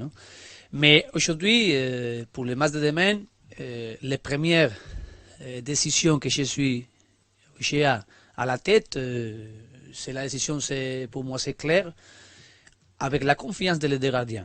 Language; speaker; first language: French; non-native, learner; Spanish